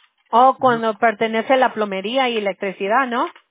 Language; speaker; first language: Spanish; early bilingual, other home language; English